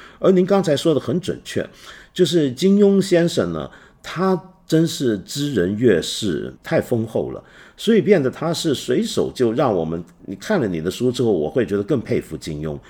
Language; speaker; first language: Chinese; native; Chinese